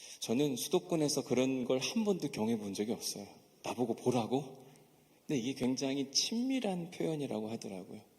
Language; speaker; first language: Korean; native; Korean